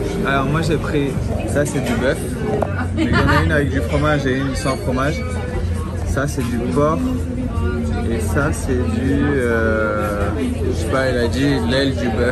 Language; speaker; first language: French; native; French